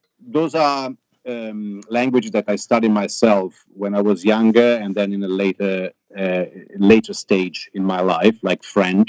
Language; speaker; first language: English; non-native, fluent; Italian